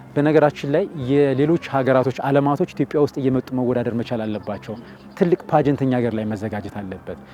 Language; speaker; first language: Amharic; native; Amharic